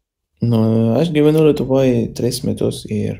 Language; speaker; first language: Lithuanian; non-native, learner; Arabic